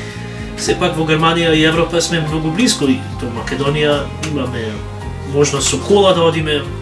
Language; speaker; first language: Macedonian; early bilingual, heritage; Macedonian